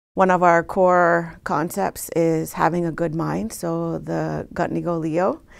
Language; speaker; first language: English; native; English